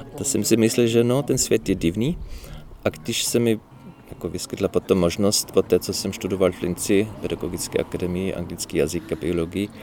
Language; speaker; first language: Czech; non-native, fluent; German